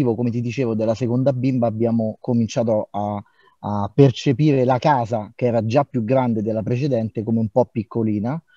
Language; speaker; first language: Italian; native; Italian